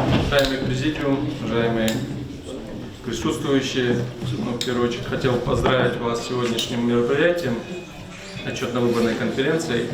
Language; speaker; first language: Russian; non-native, local second language; Lezghian